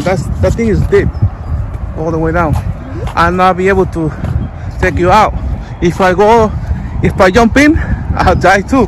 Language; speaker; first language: English; non-native, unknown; Spanish